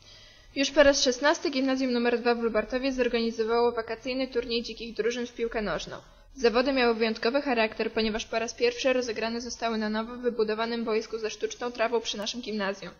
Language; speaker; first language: Polish; native; Polish